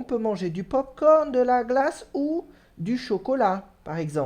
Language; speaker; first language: French; non-native, fluent; Portuguese